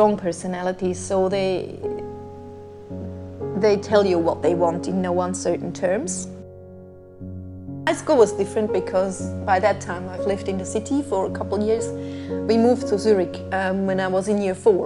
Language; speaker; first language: English; non-native, fluent; Swiss German